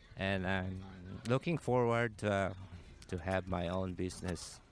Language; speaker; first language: English; non-native, local second language; Filipino